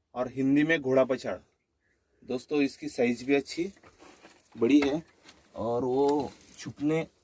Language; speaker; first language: Hindi; non-native, local second language; Marathi